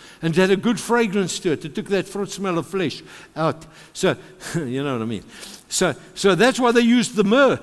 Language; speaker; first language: English; non-native, local second language; Afrikaans